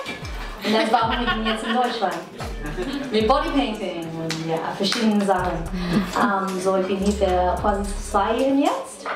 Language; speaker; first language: German; non-native, learner; Cantonese